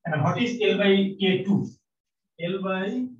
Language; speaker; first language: English; non-native, local second language; Bangla